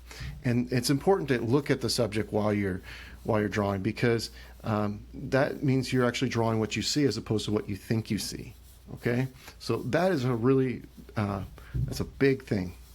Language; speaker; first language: English; native; English